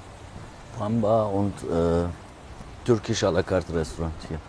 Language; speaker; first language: German; non-native, learner; Turkish